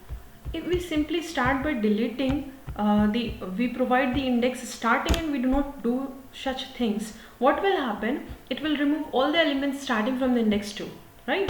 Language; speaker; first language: English; non-native, local second language; Hindi